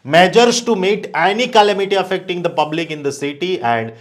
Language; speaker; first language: English; non-native, local second language; Gujarati